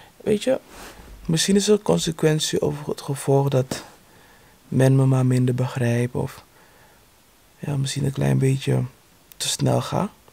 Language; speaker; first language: Dutch; native; Dutch